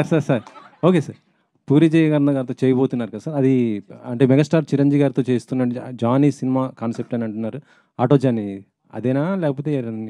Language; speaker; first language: Telugu; native; Telugu